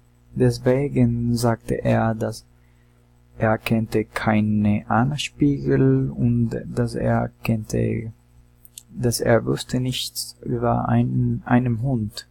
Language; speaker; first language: German; non-native, learner; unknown